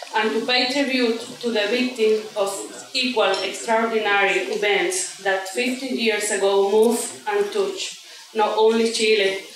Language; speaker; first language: English; non-native, fluent; Spanish